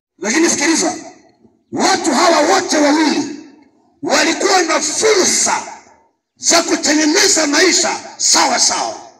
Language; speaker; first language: Swahili; native; Swahili